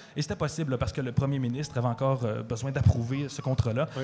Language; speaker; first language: French; native; French